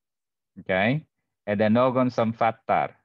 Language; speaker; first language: Swedish; non-native, fluent; Arabic